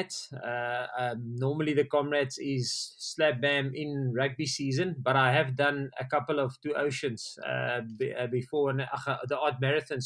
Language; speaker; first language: English; non-native, local second language; Afrikaans